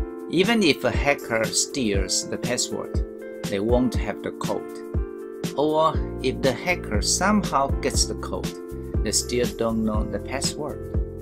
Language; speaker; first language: English; non-native, fluent; Chinese